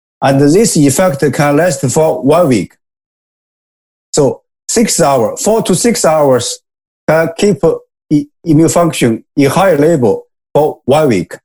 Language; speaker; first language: English; non-native, learner; Japanese